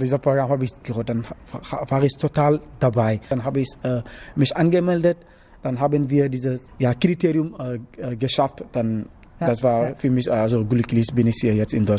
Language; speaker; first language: German; non-native, learner; Wolof